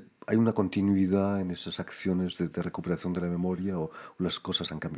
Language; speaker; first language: Spanish; native; Spanish